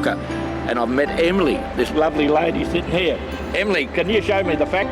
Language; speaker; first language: English; native; English